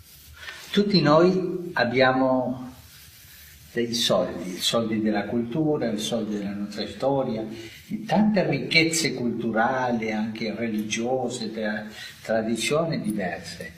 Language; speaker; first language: Italian; non-native, fluent; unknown